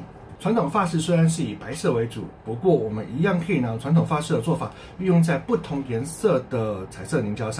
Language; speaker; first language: Chinese; native; Chinese